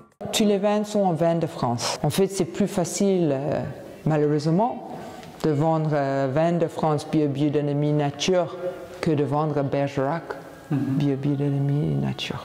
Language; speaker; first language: French; non-native, fluent; English